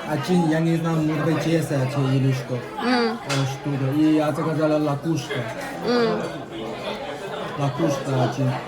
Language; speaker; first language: Russian; non-native, learner; Chinese